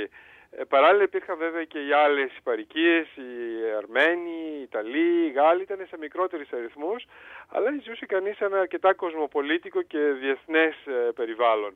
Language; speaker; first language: Greek; early bilingual, heritage; Greek